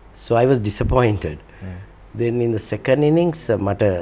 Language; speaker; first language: English; non-native, local second language; Sinhala